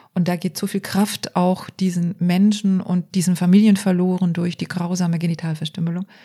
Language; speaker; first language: German; native; German